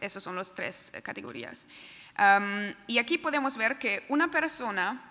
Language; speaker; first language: Spanish; non-native, fluent; German